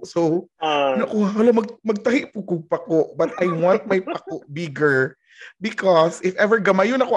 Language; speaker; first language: English; non-native, local second language; Cebuano